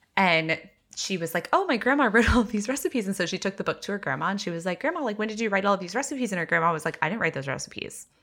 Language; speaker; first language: English; native; English